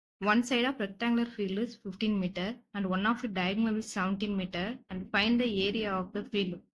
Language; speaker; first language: English; non-native, local second language; Tamil